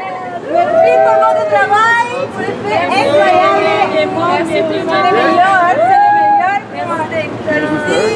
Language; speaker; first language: French; non-native, fluent; Spanish